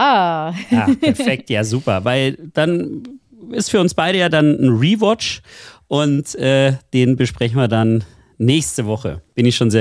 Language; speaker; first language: German; native; German